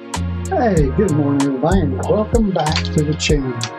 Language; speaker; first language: English; native; English